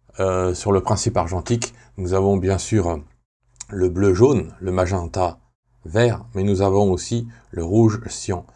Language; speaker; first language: French; native; French